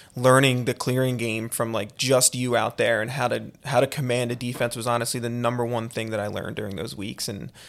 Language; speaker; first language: English; native; English